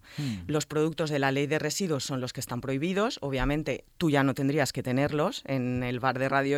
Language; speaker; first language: Spanish; native; Spanish